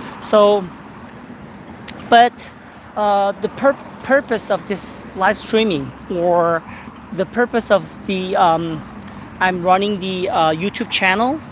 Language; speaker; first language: English; non-native, fluent; Korean